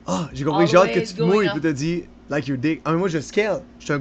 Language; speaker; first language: French; native; French